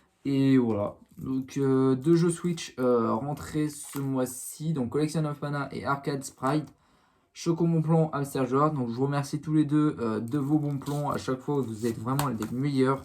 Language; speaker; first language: French; native; French